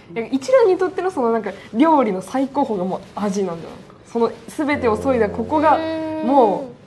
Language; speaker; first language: Japanese; native; Japanese